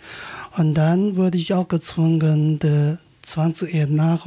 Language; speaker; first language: German; non-native, learner; Chinese